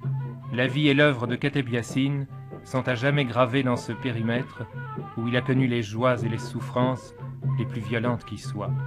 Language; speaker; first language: French; native; French